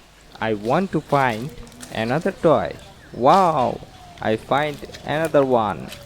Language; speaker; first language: English; non-native, learner; Indonesian